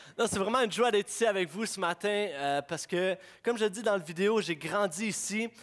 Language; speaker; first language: French; native; French